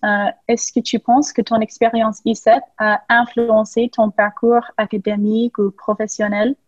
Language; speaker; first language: French; non-native, fluent; English